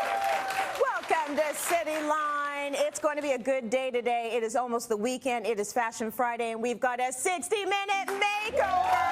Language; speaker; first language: English; native; English